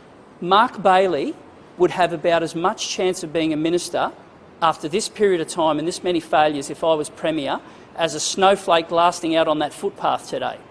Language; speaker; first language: English; native; English